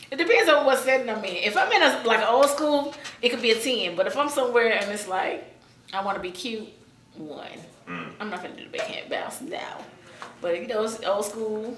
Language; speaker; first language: English; native; English